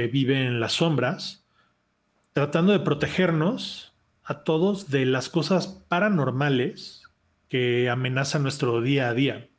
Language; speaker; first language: Spanish; native; Spanish